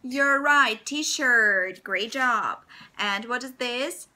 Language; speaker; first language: English; non-native, fluent; Russian